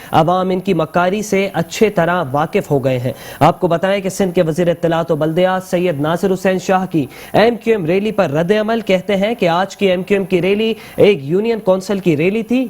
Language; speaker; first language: Urdu; native; Urdu